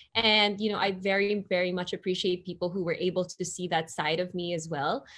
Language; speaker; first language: English; non-native, local second language; Filipino